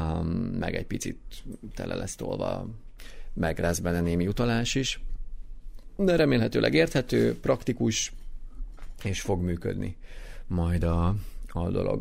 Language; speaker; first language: Hungarian; native; Hungarian